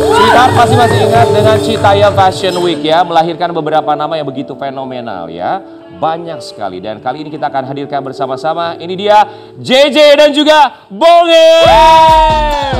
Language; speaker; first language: Indonesian; native; Indonesian